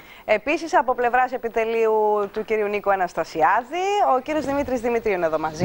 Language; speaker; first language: Greek; native; Greek